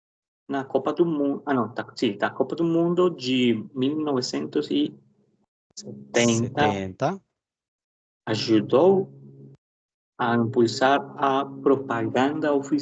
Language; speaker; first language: Portuguese; non-native, learner; Spanish